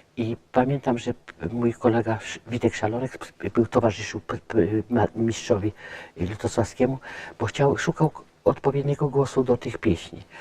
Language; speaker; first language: Polish; native; Polish